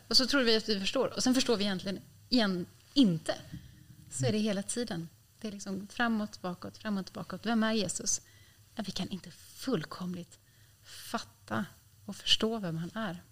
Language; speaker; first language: Swedish; native; Swedish